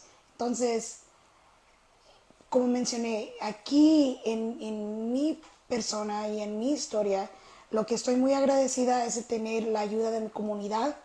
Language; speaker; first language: Spanish; early bilingual, heritage; Spanish